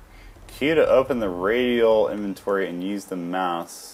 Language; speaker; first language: English; native; English